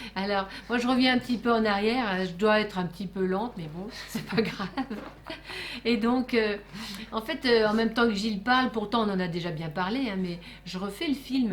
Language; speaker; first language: French; native; French